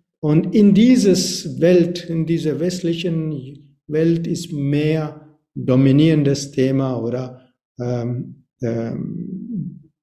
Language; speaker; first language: German; non-native, learner; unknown